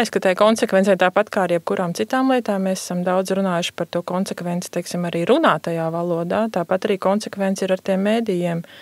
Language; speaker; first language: Latvian; native; Latvian